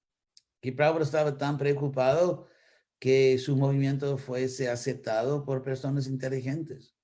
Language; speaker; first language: Spanish; non-native, fluent; English